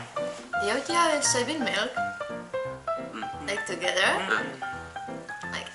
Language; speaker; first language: English; non-native, fluent; Czech